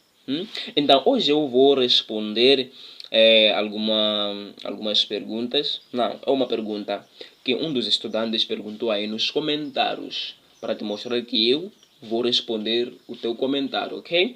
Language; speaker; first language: Portuguese; non-native, local second language; Tsonga